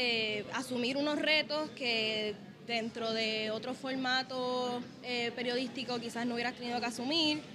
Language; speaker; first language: Spanish; native; Spanish